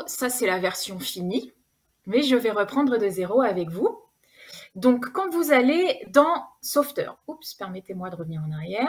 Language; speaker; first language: French; native; French